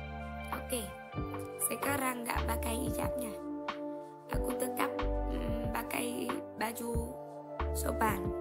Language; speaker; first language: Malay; non-native, learner; Vietnamese